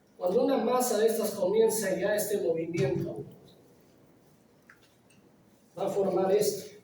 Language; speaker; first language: Spanish; native; Spanish